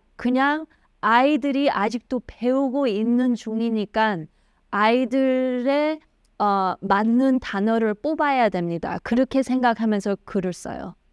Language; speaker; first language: Korean; early bilingual, heritage; Korean